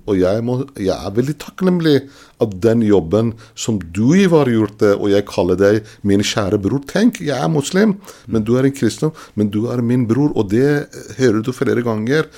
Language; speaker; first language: Norwegian; non-native, fluent; Persian